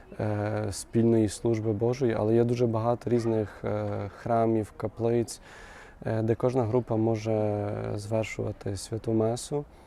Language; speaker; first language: Ukrainian; native; Ukrainian